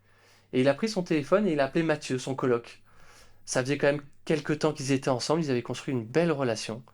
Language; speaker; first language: French; native; French